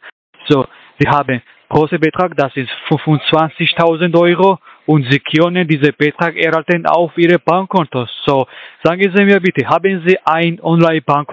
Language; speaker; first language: German; non-native, learner; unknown